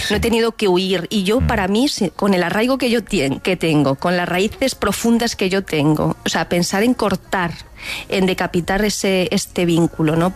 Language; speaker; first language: Spanish; native; Spanish